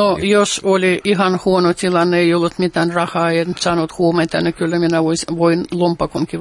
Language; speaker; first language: Finnish; non-native, fluent; Russian